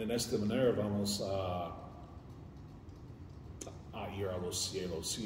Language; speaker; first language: Spanish; non-native, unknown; English